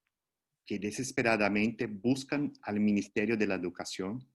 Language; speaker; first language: Spanish; non-native, fluent; Portuguese